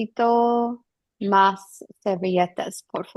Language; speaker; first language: Spanish; non-native, learner; English